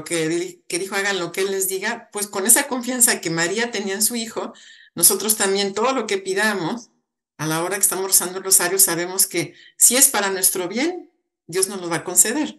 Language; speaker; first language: Spanish; native; Spanish